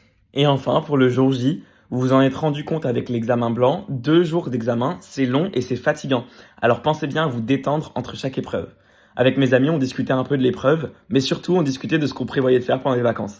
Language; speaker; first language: French; native; French